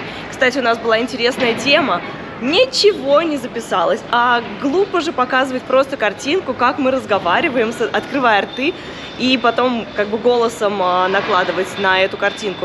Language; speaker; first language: Russian; native; Russian